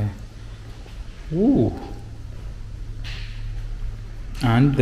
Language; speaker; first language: English; non-native, learner; Arabic